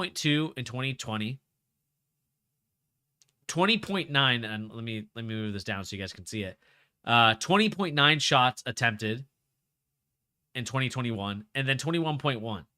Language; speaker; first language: English; native; English